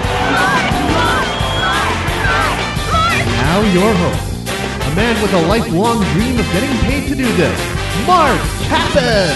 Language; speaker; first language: English; native; English